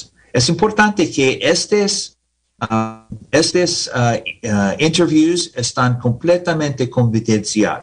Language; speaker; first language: Spanish; non-native, learner; English